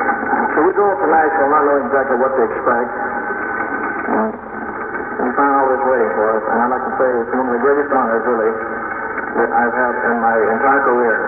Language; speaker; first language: English; native; English